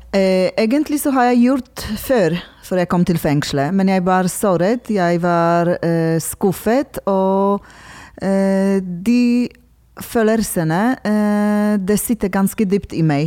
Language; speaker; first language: Norwegian; non-native, fluent; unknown